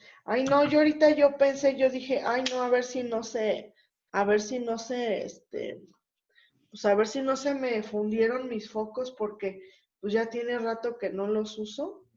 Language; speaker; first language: Spanish; native; Spanish